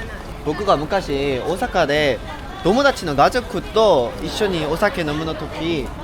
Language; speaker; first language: Japanese; non-native, learner; Korean